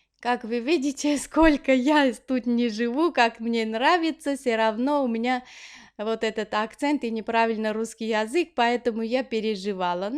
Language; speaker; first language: Russian; non-native, local second language; Armenian